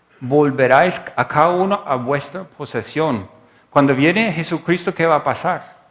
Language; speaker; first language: Spanish; non-native, fluent; English